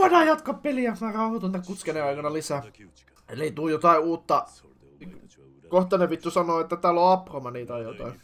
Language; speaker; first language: Finnish; native; Finnish